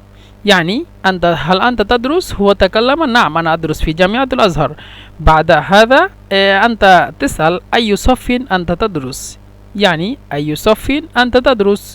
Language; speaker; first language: Arabic; non-native, fluent; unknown